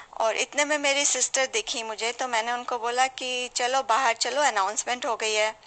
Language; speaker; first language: Hindi; native; Hindi